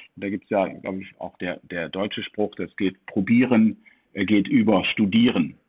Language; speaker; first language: German; early bilingual, heritage; German